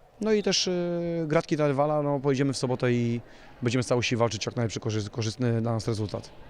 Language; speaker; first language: Polish; native; Polish